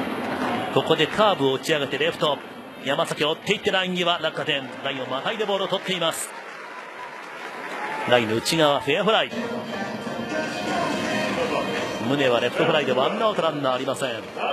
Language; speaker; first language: Japanese; native; Japanese